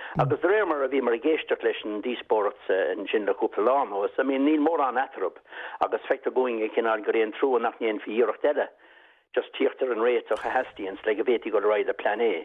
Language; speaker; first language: Irish; native; Irish